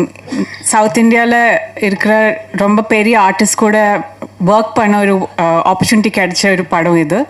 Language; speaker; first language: Tamil; non-native, fluent; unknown